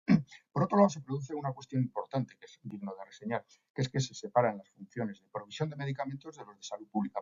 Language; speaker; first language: Spanish; native; Spanish